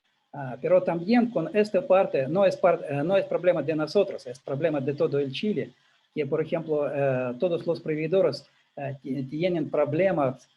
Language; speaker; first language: Spanish; non-native, learner; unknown